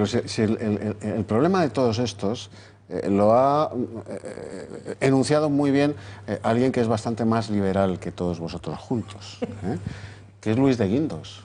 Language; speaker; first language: Spanish; native; Spanish